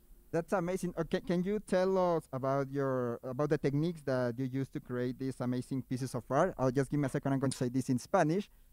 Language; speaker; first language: English; non-native, fluent; Spanish